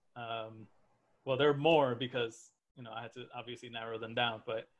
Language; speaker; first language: English; native; English